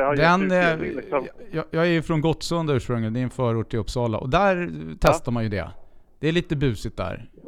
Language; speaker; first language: Swedish; native; Swedish